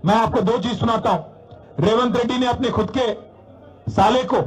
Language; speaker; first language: Hindi; non-native, local second language; Telugu